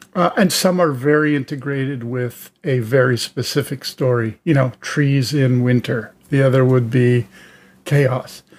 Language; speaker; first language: English; native; English